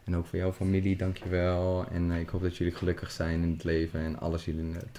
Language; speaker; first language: Dutch; early bilingual, other home language; Bosnian